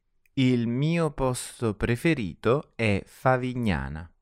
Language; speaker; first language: Italian; non-native, learner; English